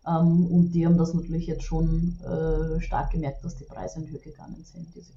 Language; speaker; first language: German; native; German